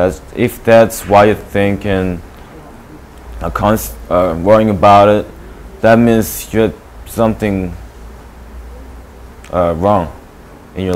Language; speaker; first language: English; non-native, learner; Korean